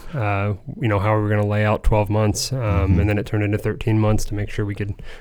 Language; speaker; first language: English; native; English